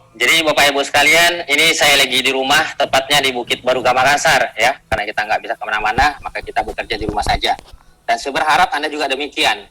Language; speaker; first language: Indonesian; non-native, local second language; Buginese